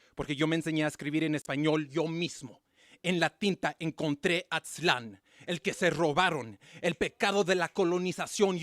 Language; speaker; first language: Spanish; early bilingual, heritage; Spanish